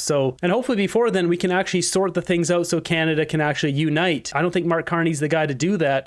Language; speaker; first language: English; native; English